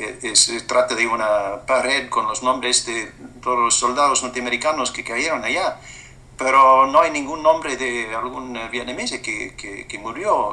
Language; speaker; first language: Spanish; non-native, fluent; English